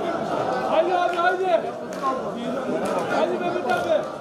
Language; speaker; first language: Turkish; native; Turkish